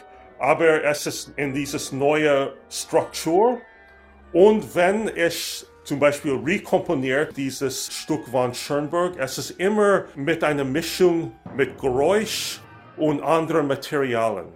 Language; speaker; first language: German; non-native, learner; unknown